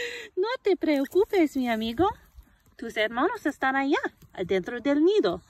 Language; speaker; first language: Spanish; non-native, fluent; English